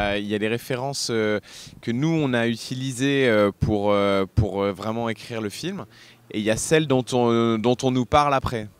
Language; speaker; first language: French; native; French